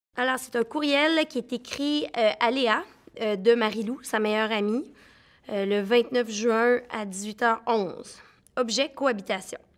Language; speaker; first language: French; native; French